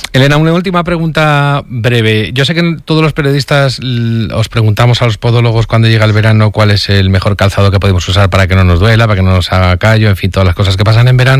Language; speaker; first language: Spanish; native; Spanish